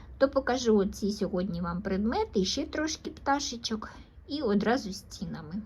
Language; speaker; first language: Ukrainian; non-native, local second language; Russian